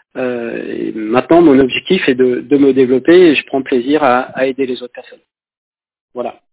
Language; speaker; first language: French; native; French